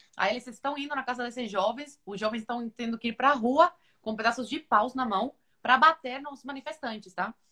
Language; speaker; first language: Portuguese; non-native, fluent; Spanish